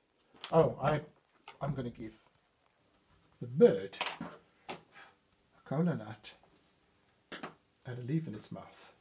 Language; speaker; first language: English; non-native, fluent; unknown